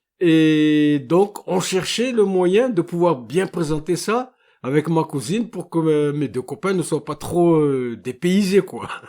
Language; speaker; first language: French; non-native, local second language; Malagasy